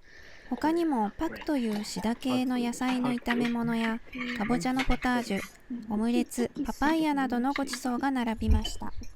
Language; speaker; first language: Japanese; native; Japanese